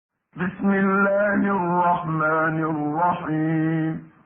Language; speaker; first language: Arabic; native; Arabic